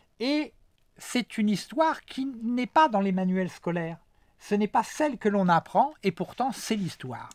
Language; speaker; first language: French; native; French